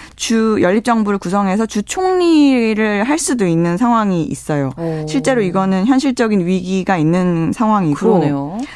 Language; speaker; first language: Korean; native; Korean